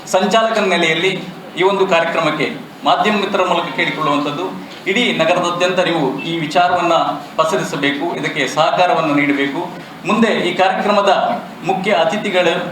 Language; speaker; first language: Kannada; native; Kannada